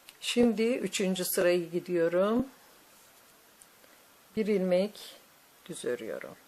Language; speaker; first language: Turkish; native; Turkish